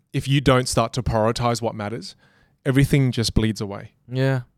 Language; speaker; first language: English; native; English